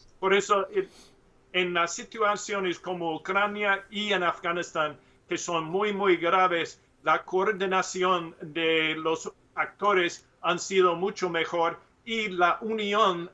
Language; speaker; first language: Spanish; non-native, learner; English